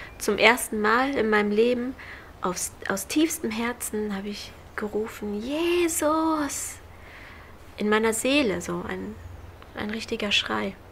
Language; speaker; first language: German; native; German